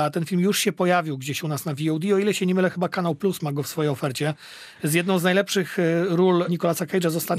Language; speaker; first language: Polish; native; Polish